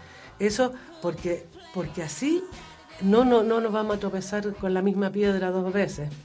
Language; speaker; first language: Spanish; native; Spanish